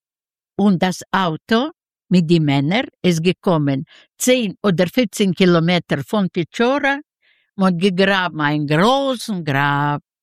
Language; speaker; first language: German; non-native, learner; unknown